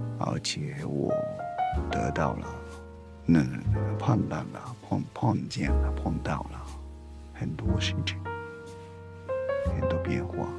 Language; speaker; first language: Chinese; non-native, learner; Japanese